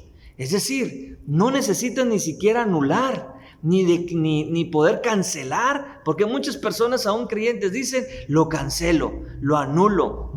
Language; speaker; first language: Spanish; native; Spanish